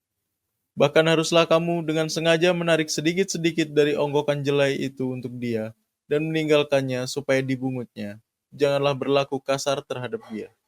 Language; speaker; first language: Indonesian; native; Indonesian